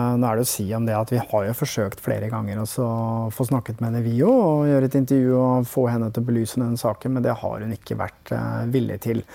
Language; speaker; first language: Norwegian; native; Norwegian